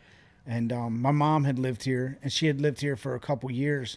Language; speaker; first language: English; native; English